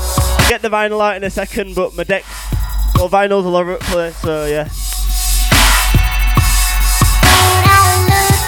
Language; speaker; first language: English; native; English